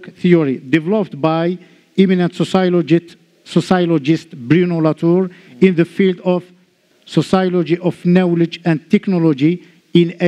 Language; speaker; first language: English; non-native, learner; Arabic